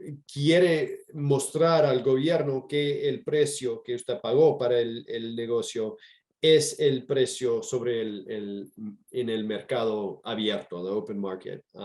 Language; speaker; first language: Spanish; non-native, fluent; English